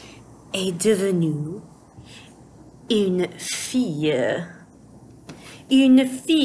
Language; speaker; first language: French; non-native, fluent; English